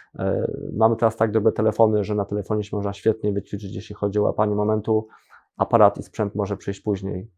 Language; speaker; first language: Polish; native; Polish